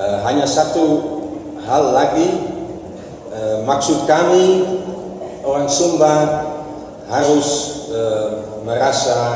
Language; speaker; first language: Indonesian; non-native, fluent; Dutch